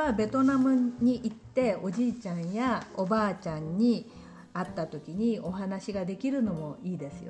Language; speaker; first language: Japanese; native; Japanese